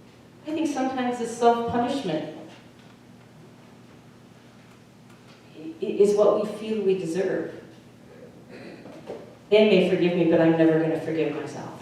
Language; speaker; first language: English; native; English